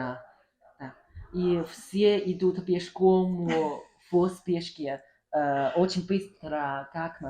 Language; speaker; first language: Russian; non-native, learner; Chinese